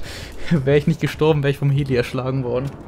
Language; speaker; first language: German; native; German